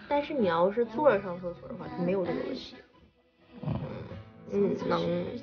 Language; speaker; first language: Chinese; native; Chinese